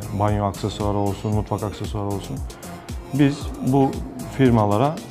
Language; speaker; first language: Turkish; native; Turkish